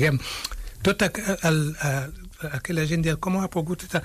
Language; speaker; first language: Catalan; non-native, fluent; Wolof